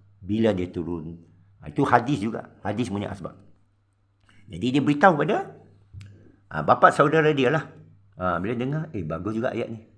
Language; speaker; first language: Malay; non-native, local second language; Min Nan Chinese